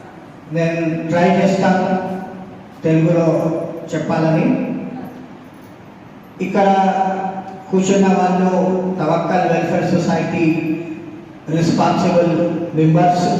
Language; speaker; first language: Telugu; non-native, local second language; Urdu